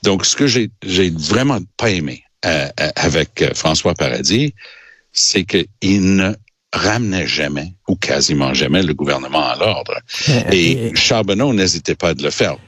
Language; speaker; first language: French; native; French